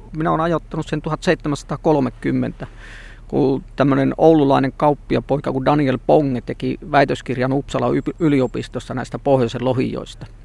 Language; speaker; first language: Finnish; native; Finnish